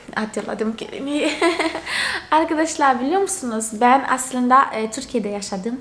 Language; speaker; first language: Turkish; non-native, fluent; Portuguese